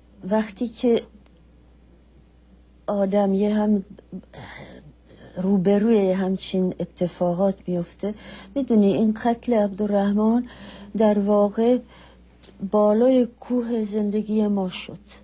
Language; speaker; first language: Persian; non-native, fluent; Czech